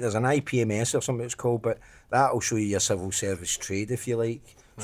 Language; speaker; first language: English; native; English